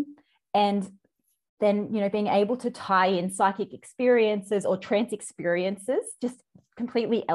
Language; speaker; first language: English; native; English